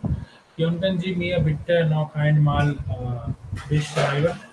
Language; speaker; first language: German; non-native, learner; Hindi